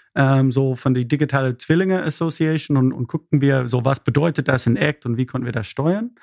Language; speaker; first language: German; non-native, fluent; English